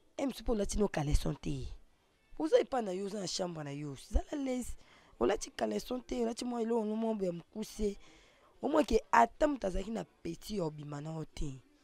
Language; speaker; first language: Lingala; non-native, local second language; Swahili